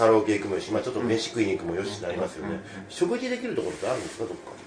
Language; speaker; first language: Japanese; native; Japanese